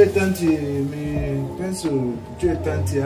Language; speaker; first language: Italian; non-native, learner; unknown